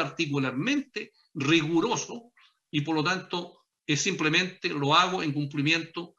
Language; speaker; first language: Spanish; native; Spanish